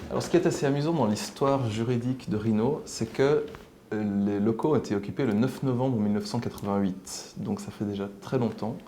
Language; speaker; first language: French; native; French